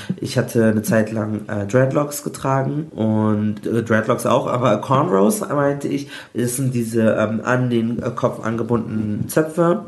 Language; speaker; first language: German; native; German